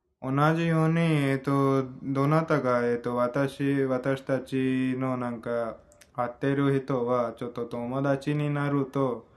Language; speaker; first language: Japanese; non-native, fluent; Hindi